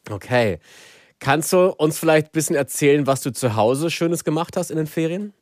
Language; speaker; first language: German; native; German